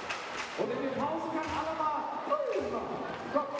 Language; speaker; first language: German; native; German